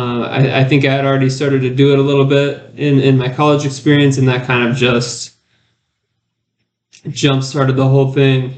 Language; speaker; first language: English; native; English